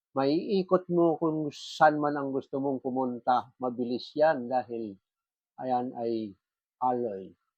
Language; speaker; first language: Filipino; non-native, local second language; Bikol